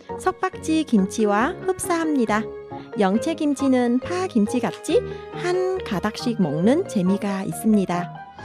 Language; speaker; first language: Korean; non-native, fluent; Vietnamese